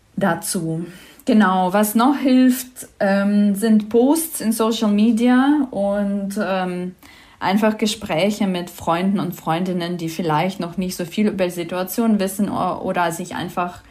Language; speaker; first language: German; non-native, fluent; Ukrainian